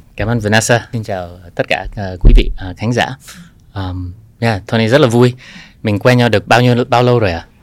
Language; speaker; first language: Vietnamese; early bilingual, heritage; Vietnamese